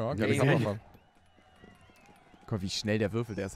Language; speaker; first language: German; native; German